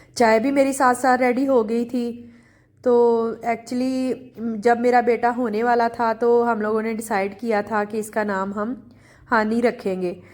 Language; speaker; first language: Urdu; native; Urdu